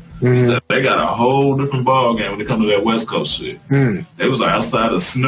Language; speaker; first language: English; native; English